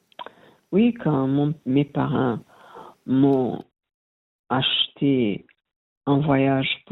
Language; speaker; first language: French; non-native, learner; Portuguese